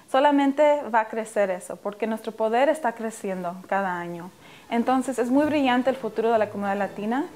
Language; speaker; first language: Spanish; early bilingual, heritage; English